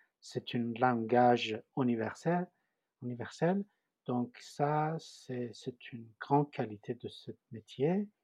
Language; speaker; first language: French; non-native, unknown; Persian